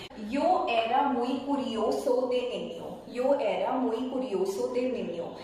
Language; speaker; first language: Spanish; non-native, fluent; Hindi